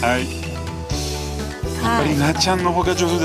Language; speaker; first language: Japanese; non-native, learner; French